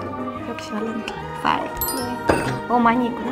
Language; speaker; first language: Korean; non-native, fluent; Ukrainian